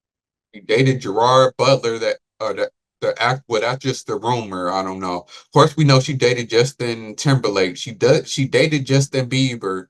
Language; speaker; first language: English; native; English